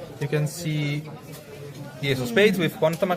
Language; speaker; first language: English; non-native, fluent; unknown